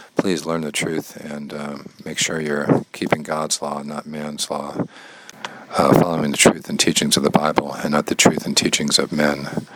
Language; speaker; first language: English; native; English